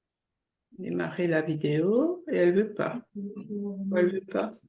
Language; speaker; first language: French; native; French